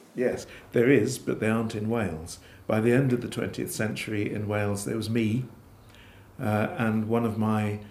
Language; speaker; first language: English; native; English